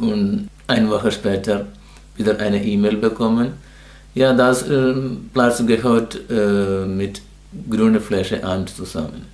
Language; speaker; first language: German; non-native, learner; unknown